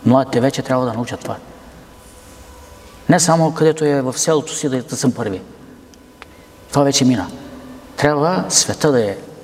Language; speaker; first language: Bulgarian; non-native, local second language; Turkish